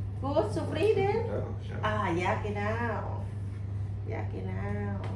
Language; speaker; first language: German; non-native, learner; Thai